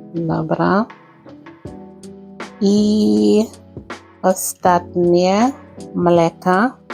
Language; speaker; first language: Polish; non-native, learner; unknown